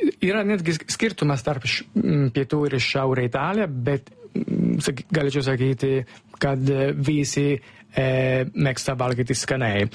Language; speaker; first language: Lithuanian; non-native, learner; Italian